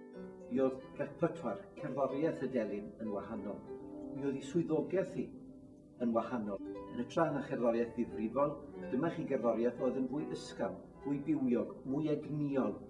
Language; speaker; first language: Welsh; native; Welsh